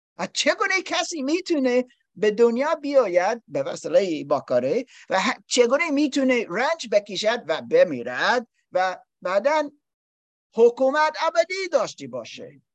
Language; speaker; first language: Persian; non-native, learner; English